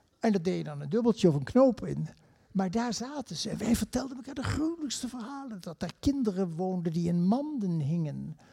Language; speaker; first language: Dutch; native; Dutch